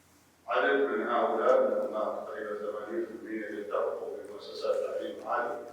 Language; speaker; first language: Arabic; native; Arabic